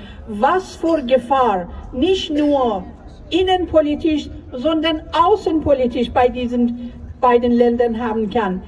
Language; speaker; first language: German; non-native, fluent; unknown